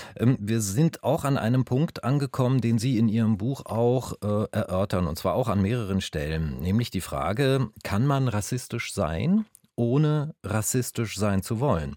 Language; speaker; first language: German; native; German